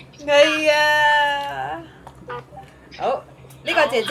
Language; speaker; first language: Cantonese; non-native, learner; Indonesian